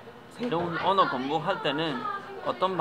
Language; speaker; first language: Korean; non-native, learner; Spanish